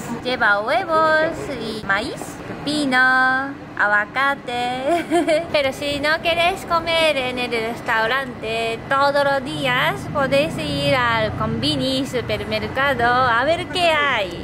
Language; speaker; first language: Spanish; non-native, learner; Japanese